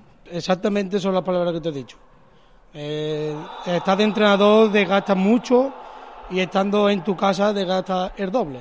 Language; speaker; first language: Spanish; native; Spanish